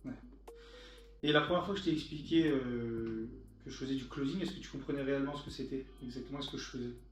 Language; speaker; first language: French; native; French